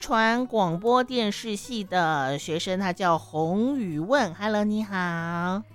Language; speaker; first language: Chinese; native; Chinese